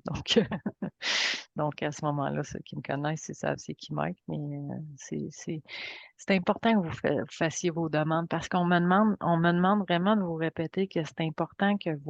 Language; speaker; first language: French; native; French